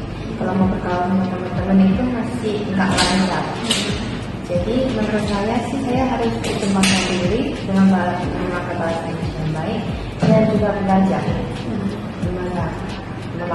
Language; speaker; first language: Indonesian; non-native, local second language; Min Nan Chinese